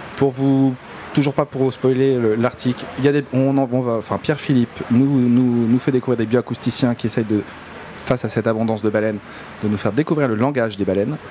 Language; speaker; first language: French; native; French